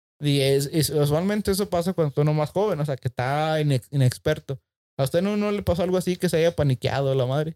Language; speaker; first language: Spanish; early bilingual, heritage; Spanish